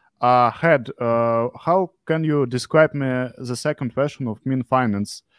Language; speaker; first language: English; non-native, fluent; Russian